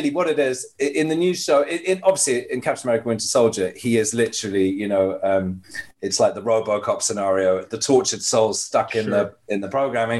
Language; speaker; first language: English; native; English